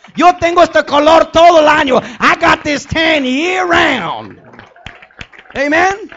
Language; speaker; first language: Spanish; early bilingual, heritage; Spanish